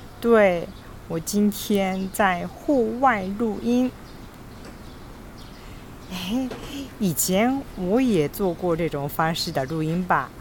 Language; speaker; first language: Chinese; non-native, fluent; Japanese